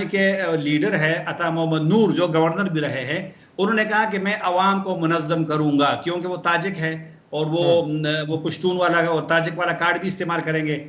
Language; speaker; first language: Hindi; non-native, local second language; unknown